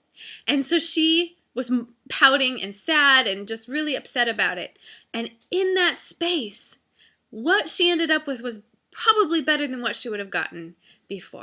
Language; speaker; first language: English; native; English